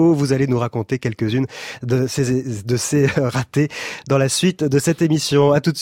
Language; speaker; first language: French; native; French